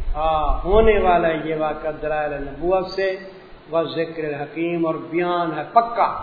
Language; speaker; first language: Urdu; native; Urdu